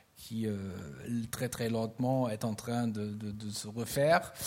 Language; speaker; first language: French; non-native, fluent; German